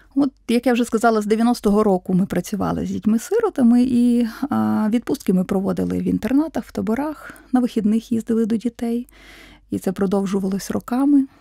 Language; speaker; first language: Ukrainian; native; Ukrainian